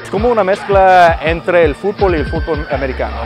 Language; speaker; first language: Spanish; non-native, fluent; English